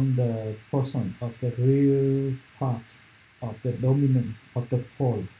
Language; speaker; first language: English; non-native, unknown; Vietnamese